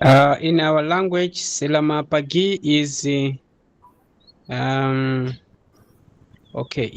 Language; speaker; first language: English; non-native, fluent; Nyanja